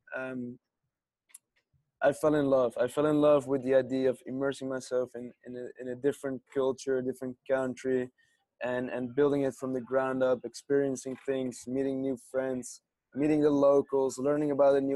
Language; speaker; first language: English; non-native, fluent; Dutch